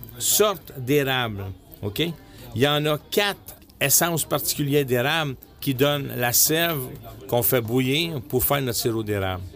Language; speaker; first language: French; native; French